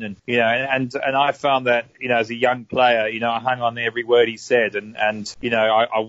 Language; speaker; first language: English; native; English